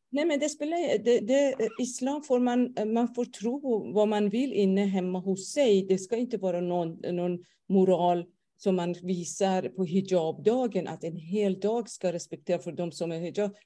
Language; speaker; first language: Swedish; non-native, fluent; Persian